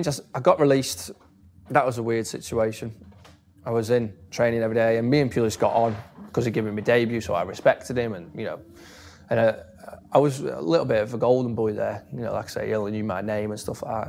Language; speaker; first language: English; native; English